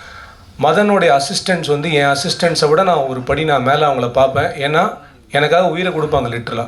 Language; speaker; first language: Tamil; native; Tamil